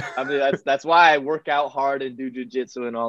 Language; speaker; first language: English; non-native, fluent; Chinese